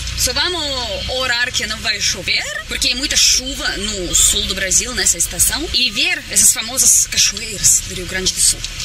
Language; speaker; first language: Portuguese; non-native, fluent; Russian